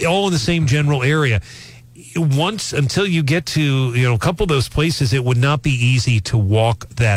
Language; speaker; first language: English; native; English